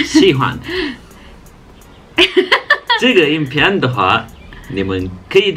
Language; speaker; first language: Chinese; non-native, fluent; Turkish